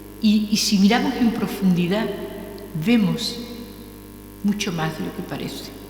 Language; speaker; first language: Spanish; native; Spanish